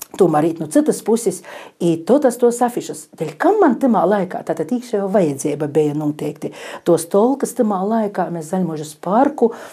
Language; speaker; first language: Latvian; native; Latvian